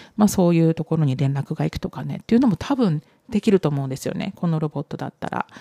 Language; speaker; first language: Japanese; native; Japanese